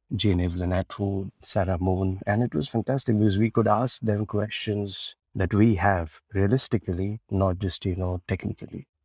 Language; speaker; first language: English; non-native, local second language; Marathi